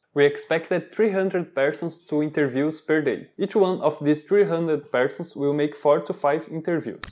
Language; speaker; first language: English; non-native, learner; Portuguese